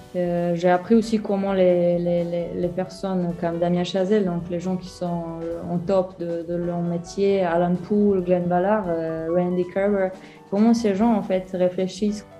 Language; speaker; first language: French; non-native, learner; Croatian